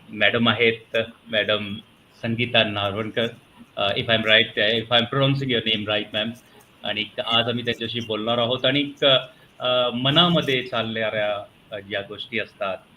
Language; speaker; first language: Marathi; non-native, local second language; Punjabi